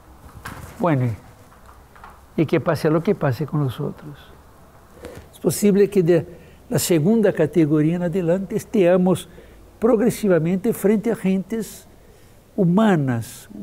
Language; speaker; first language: Spanish; non-native, fluent; Portuguese